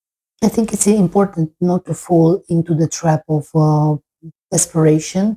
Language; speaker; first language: English; non-native, fluent; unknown